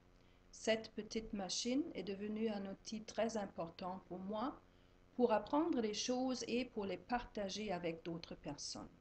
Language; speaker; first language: French; non-native, fluent; German